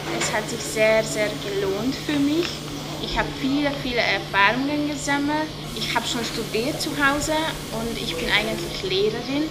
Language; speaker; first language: German; non-native, fluent; Hungarian